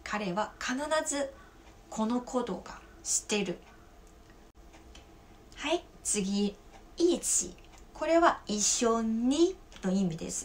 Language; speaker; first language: Japanese; non-native, fluent; Chinese